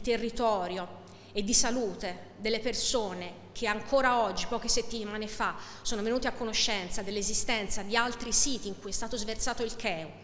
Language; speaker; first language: Italian; native; Italian